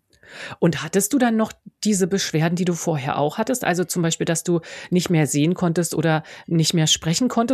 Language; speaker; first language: German; native; German